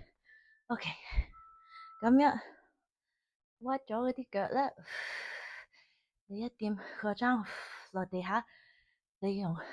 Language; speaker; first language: Cantonese; early bilingual, heritage; Cantonese